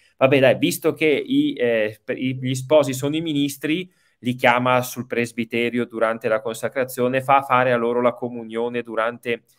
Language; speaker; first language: Italian; native; Italian